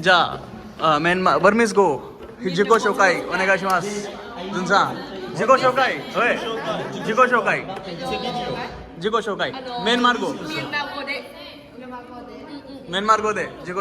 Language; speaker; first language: Japanese; non-native, learner; Hindi